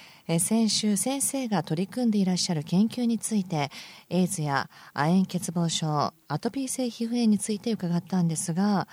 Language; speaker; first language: Japanese; native; Japanese